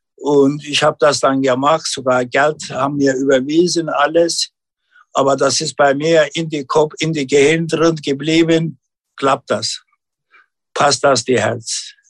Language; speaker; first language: German; non-native, learner; Turkish